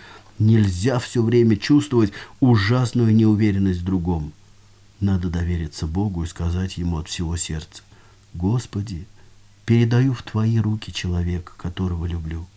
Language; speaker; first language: Russian; native; Russian